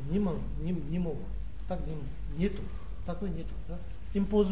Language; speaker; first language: Russian; non-native, learner; Tibetan